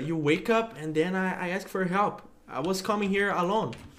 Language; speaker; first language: English; non-native, fluent; Portuguese